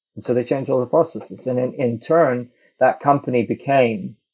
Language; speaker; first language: English; native; English